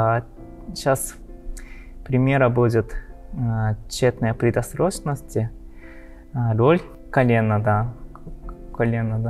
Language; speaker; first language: Russian; non-native, learner; Japanese